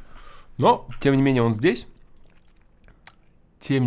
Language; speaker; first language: Russian; native; Russian